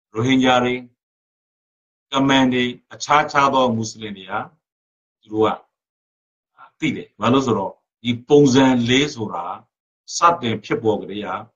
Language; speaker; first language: Burmese; non-native, local second language; Rohingya